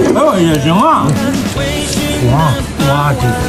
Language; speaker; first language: Chinese; native; Chinese